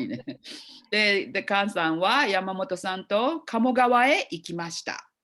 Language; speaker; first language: Japanese; non-native, fluent; English